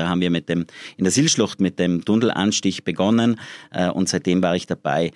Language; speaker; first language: German; native; German